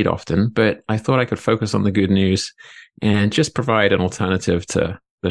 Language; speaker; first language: English; native; English